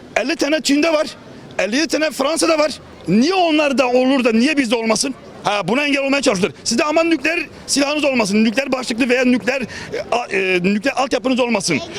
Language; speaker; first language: Turkish; native; Turkish